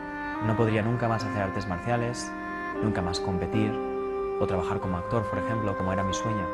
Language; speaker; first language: Spanish; native; Spanish